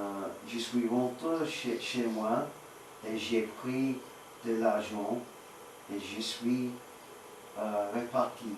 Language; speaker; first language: French; non-native, learner; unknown